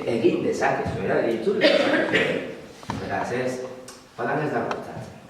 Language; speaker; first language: Basque; non-native, learner; Spanish